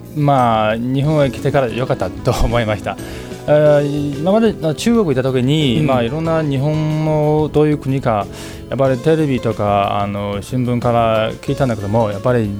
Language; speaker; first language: Japanese; non-native, fluent; Chinese